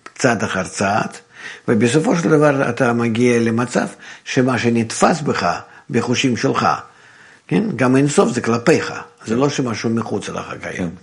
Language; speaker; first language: Hebrew; non-native, fluent; Russian